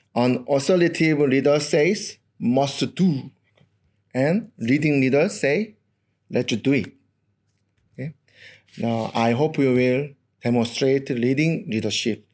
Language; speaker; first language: English; non-native, learner; Korean